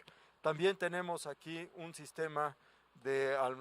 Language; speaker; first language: Spanish; native; Spanish